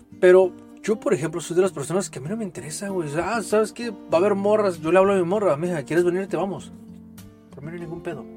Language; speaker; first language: Spanish; native; Spanish